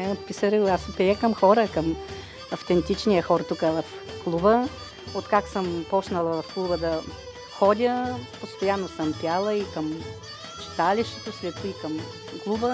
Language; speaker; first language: Bulgarian; native; Bulgarian